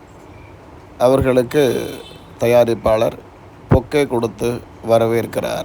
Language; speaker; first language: Tamil; native; Tamil